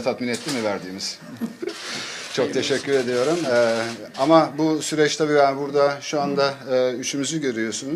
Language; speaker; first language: Turkish; native; Turkish